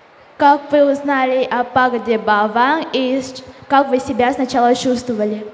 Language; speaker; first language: Russian; early bilingual, other home language; Vietnamese